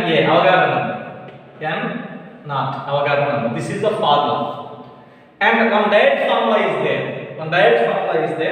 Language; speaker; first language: English; non-native, local second language; Telugu